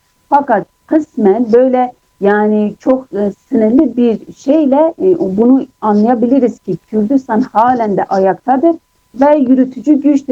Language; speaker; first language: Turkish; non-native, fluent; Kurdish